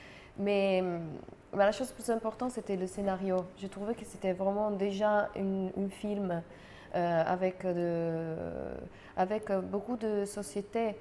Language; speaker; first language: French; non-native, fluent; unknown